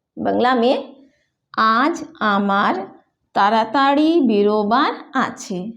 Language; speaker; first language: Hindi; native; Hindi